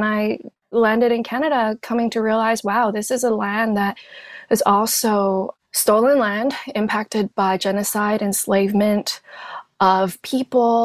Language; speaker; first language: English; non-native, local second language; Cantonese